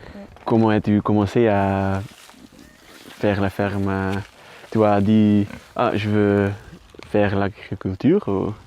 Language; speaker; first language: French; non-native, learner; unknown